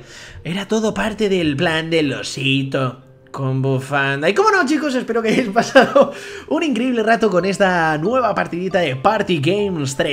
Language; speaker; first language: Spanish; native; Spanish